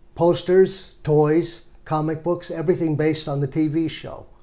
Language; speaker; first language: English; native; English